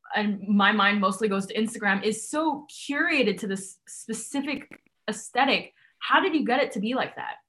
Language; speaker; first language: English; non-native, local second language; Cantonese